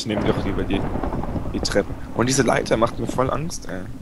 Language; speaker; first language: German; native; German